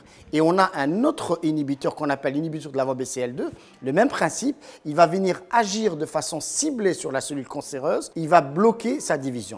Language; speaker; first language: French; non-native, local second language; Arabic